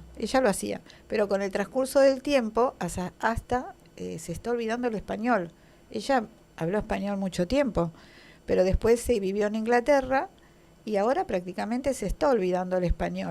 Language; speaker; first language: Spanish; native; Spanish